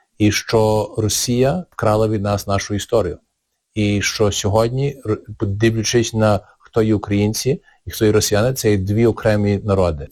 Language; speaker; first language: Ukrainian; early bilingual, heritage; Ukrainian